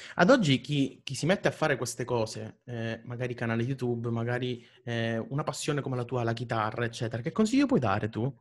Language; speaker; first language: Italian; native; Italian